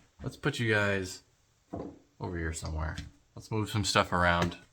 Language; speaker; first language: English; native; English